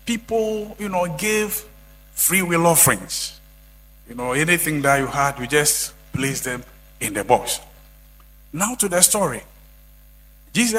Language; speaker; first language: English; non-native, local second language; Akan